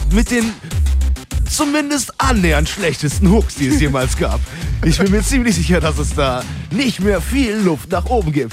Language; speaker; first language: German; native; German